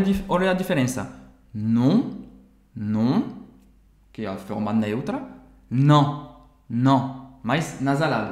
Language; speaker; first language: Portuguese; non-native, fluent; French